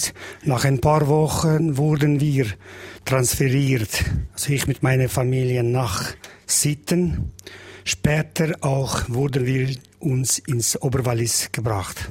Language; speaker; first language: German; non-native, learner; Albanian